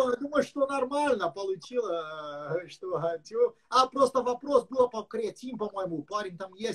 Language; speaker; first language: Russian; non-native, learner; English